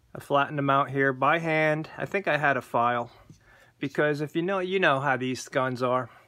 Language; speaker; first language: English; native; English